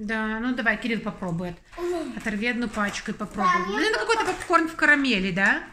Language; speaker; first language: Russian; native; Russian